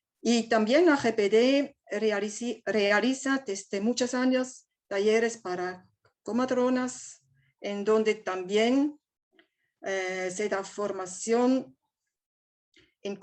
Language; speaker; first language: Spanish; non-native, fluent; German